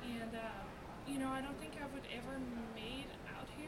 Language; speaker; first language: English; non-native, fluent; Russian